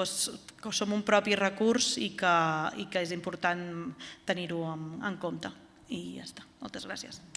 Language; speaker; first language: Catalan; native; Catalan